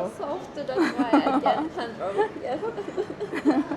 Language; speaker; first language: English; non-native, learner; Japanese